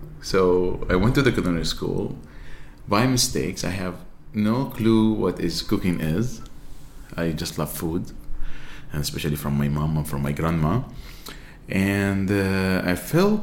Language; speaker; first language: English; non-native, fluent; Arabic